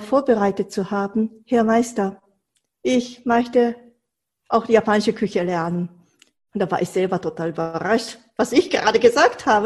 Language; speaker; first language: German; non-native, fluent; Japanese